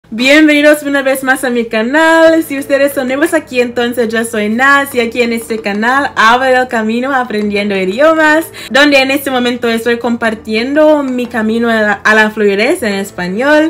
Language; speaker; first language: Spanish; non-native, fluent; English